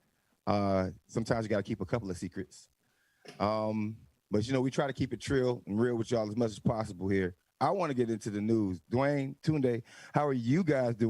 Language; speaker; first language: English; native; English